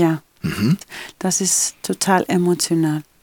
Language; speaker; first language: German; non-native, fluent; Greek